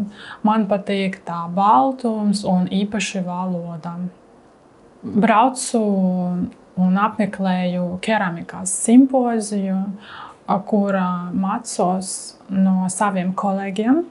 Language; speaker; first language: Latvian; non-native, learner; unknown